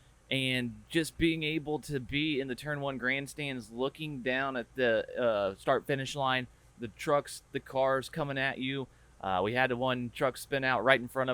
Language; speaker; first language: English; native; English